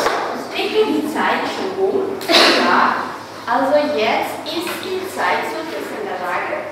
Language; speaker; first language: German; non-native, fluent; Indonesian